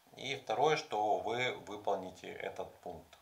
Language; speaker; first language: Russian; native; Russian